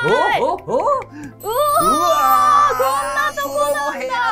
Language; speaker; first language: Japanese; native; Japanese